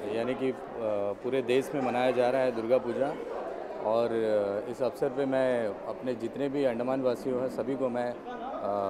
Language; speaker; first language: Hindi; native; Hindi